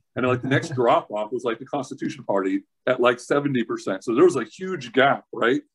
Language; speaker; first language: English; native; English